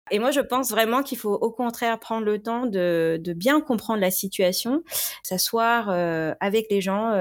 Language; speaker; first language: French; native; French